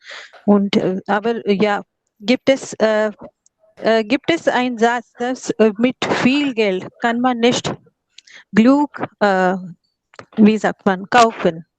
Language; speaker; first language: German; non-native, learner; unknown